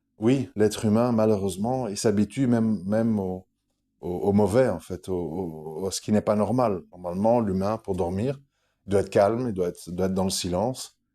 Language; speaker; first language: French; native; French